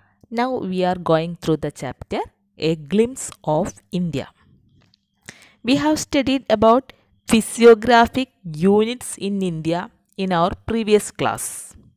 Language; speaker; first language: English; non-native, local second language; Malayalam